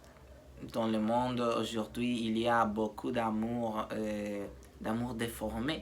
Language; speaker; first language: French; non-native, learner; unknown